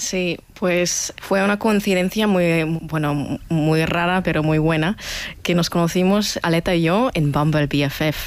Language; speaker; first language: Spanish; non-native, fluent; German